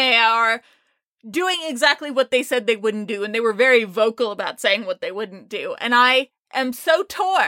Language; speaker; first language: English; native; English